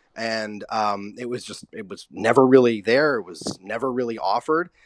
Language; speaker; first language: English; native; English